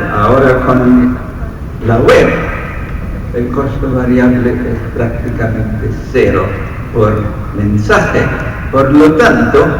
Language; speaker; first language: Spanish; non-native, fluent; English